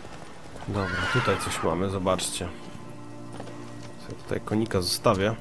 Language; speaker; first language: Polish; native; Polish